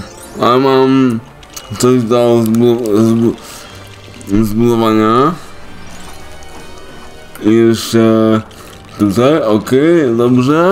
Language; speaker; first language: Polish; native; Polish